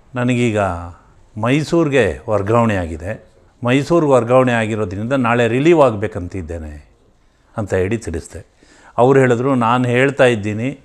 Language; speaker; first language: Kannada; native; Kannada